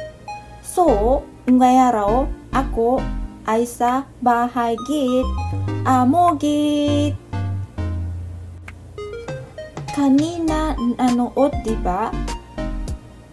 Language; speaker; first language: Filipino; non-native, learner; Japanese